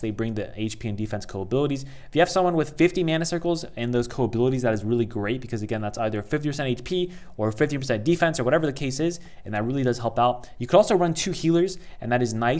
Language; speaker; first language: English; native; English